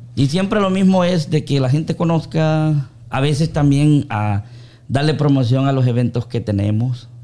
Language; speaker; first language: Spanish; native; Spanish